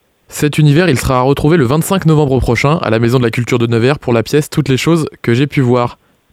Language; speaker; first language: French; native; French